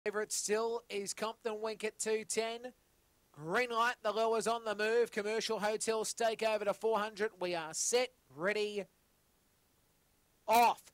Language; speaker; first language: English; native; English